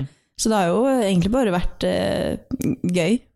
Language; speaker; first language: Norwegian; native; Norwegian